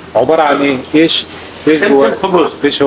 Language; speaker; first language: Arabic; native; Arabic